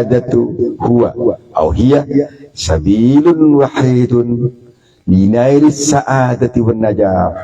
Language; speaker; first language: Arabic; non-native, fluent; Indonesian